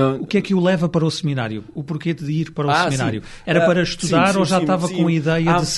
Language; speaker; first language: Portuguese; native; Portuguese